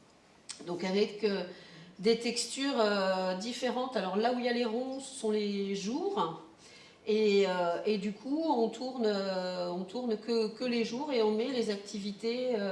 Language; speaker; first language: French; native; French